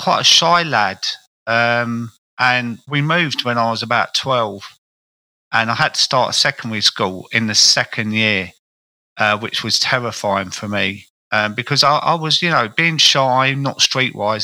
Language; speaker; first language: English; native; English